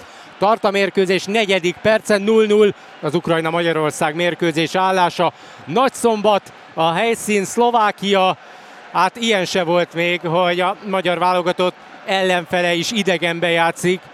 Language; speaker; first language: Hungarian; native; Hungarian